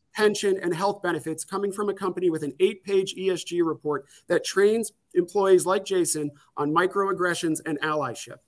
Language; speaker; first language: English; native; English